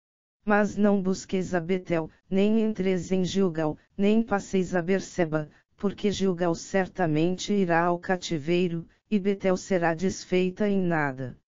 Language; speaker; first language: Portuguese; native; Portuguese